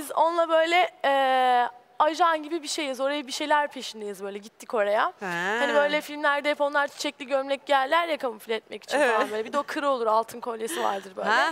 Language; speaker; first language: Turkish; native; Turkish